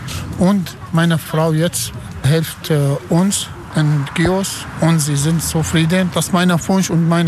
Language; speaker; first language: German; non-native, learner; Arabic